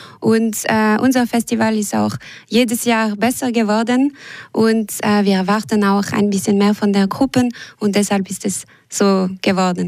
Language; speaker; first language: German; non-native, local second language; French